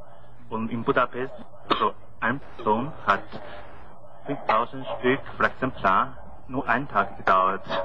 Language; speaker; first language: German; non-native, learner; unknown